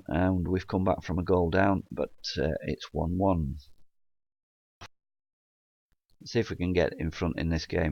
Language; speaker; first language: English; native; English